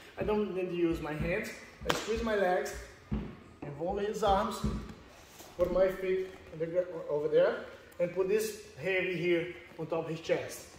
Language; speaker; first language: English; non-native, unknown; Portuguese